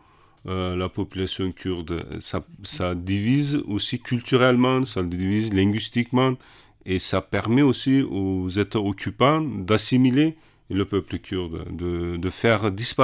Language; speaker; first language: French; non-native, fluent; Kurdish